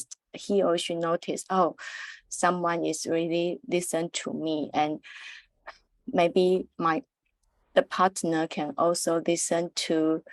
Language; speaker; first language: English; non-native, learner; Chinese